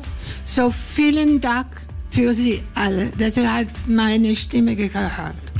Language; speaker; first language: German; non-native, fluent; Greek